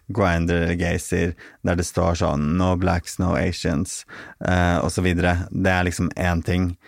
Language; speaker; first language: Norwegian; early bilingual, other home language; Arabic